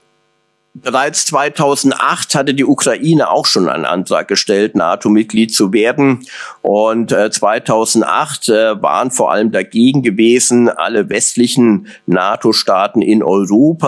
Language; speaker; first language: German; native; German